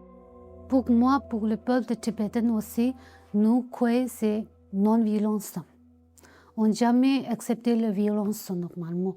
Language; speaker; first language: French; non-native, learner; Tibetan